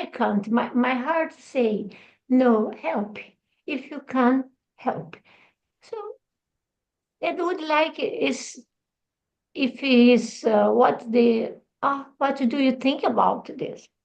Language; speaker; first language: English; non-native, learner; Portuguese